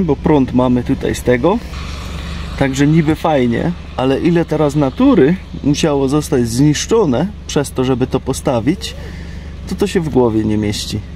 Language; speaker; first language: Polish; native; Polish